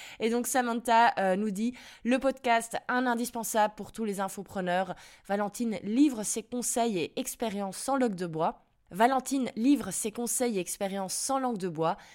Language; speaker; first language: French; native; French